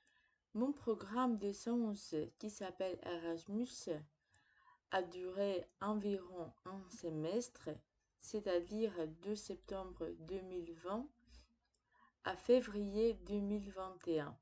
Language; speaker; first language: French; non-native, fluent; Greek